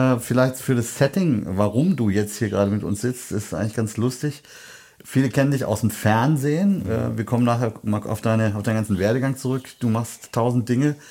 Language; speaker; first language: German; native; German